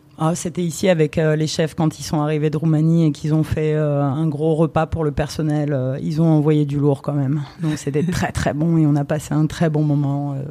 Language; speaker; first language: French; early bilingual, other home language; Romanian